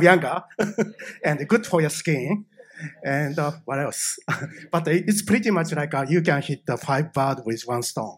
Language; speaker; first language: English; non-native, fluent; Japanese